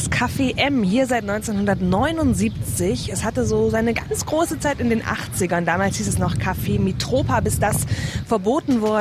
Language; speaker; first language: German; native; German